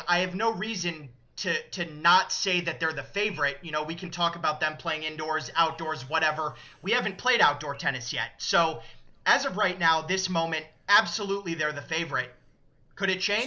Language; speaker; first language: English; native; English